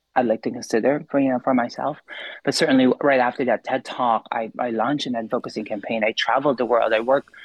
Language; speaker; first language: English; non-native, local second language; Filipino